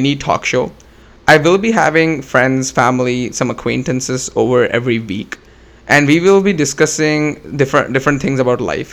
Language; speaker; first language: English; non-native, local second language; Hindi